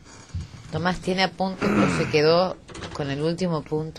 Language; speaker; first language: Spanish; native; Spanish